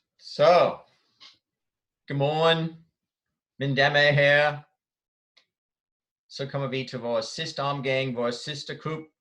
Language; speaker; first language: Danish; non-native, fluent; English